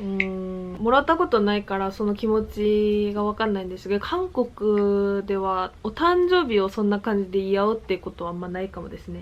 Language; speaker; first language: Japanese; non-native, fluent; Korean